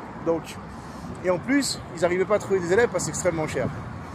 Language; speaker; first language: French; native; French